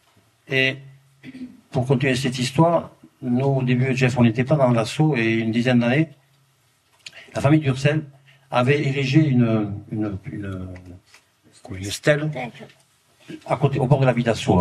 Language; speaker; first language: French; native; French